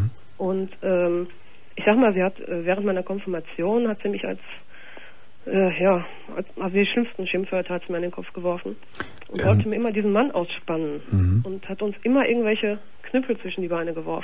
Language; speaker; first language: German; native; German